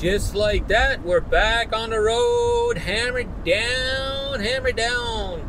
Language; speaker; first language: English; native; English